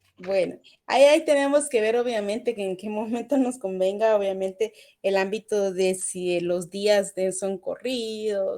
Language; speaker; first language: Spanish; native; Spanish